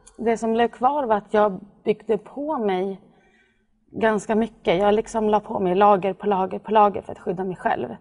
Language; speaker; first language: Swedish; native; Swedish